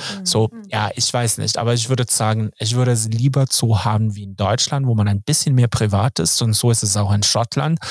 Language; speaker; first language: German; non-native, fluent; Swedish